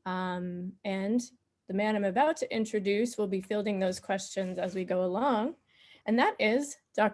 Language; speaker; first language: English; native; English